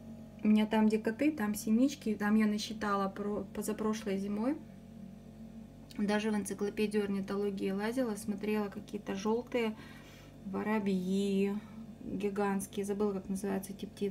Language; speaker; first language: Russian; native; Russian